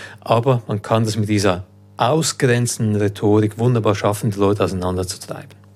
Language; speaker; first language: German; early bilingual, other home language; Croatian